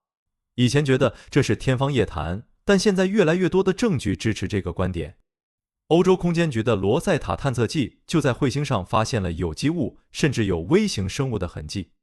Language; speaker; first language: Chinese; native; Chinese